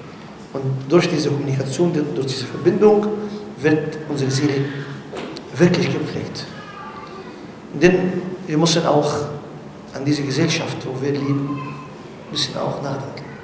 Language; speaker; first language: German; non-native, learner; Arabic